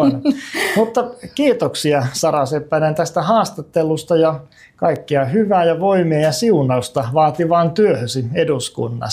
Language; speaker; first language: Finnish; native; Finnish